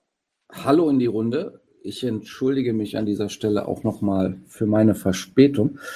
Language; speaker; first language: German; native; German